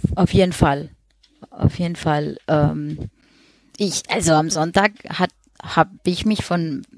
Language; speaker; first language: German; non-native, fluent; Spanish